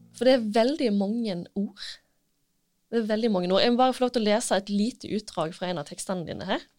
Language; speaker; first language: Norwegian; native; Norwegian